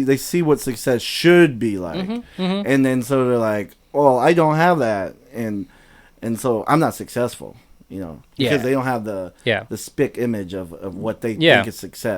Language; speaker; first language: English; native; English